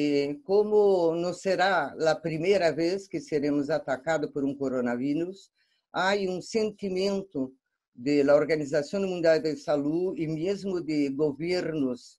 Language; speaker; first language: Spanish; non-native, fluent; Portuguese